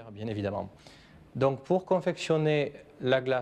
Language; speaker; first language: French; native; French